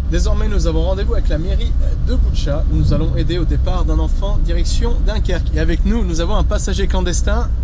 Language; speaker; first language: French; native; French